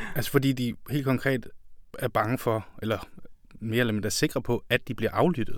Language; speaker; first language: Danish; native; Danish